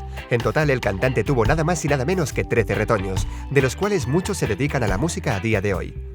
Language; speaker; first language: Spanish; native; Spanish